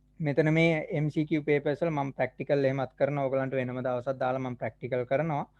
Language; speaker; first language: Sinhala; native; Sinhala